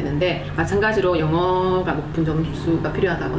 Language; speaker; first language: Korean; native; Korean